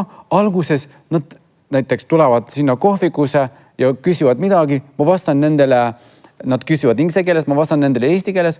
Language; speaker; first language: Estonian; non-native, fluent; Kurdish